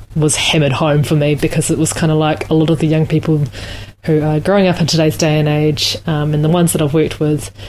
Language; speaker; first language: English; native; English